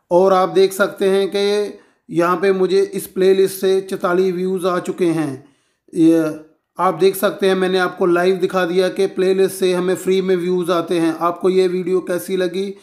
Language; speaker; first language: Hindi; non-native, local second language; Punjabi